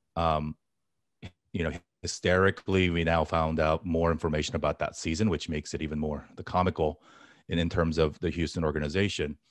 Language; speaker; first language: English; native; English